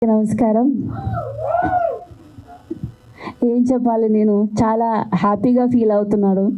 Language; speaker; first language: Telugu; non-native, learner; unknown